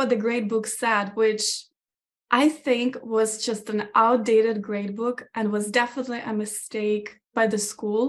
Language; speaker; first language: English; non-native, fluent; Ukrainian